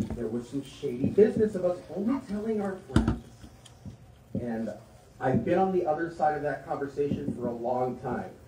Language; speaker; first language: English; native; English